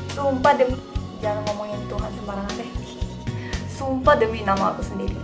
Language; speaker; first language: Indonesian; early bilingual, other home language; Korean